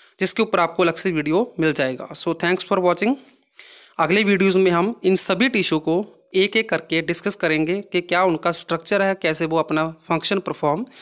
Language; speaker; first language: Hindi; non-native, local second language; Punjabi